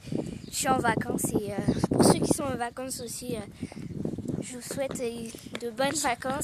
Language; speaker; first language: French; native; French